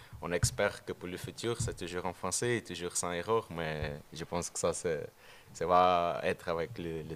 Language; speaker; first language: French; non-native, learner; Portuguese